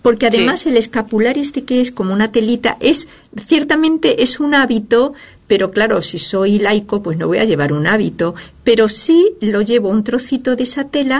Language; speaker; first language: Spanish; native; Spanish